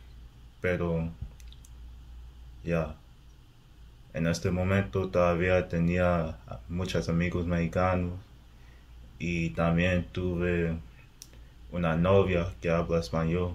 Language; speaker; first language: Spanish; non-native, learner; English